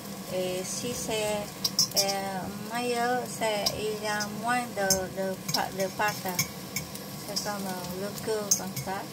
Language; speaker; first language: French; non-native, fluent; Vietnamese